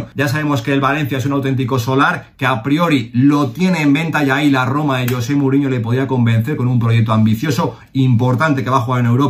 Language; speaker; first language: Spanish; native; Spanish